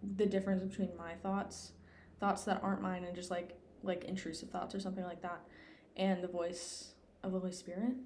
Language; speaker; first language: English; native; English